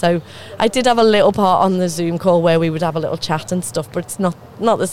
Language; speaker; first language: English; native; English